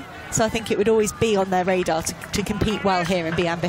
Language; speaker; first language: English; native; English